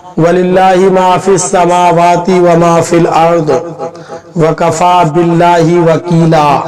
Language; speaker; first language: Urdu; native; Urdu